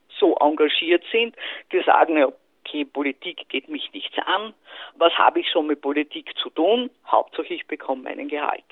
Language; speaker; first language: German; native; German